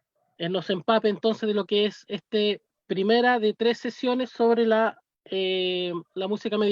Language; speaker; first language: Spanish; native; Spanish